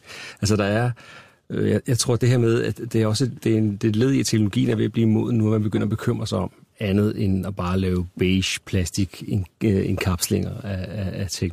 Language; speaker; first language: Danish; native; Danish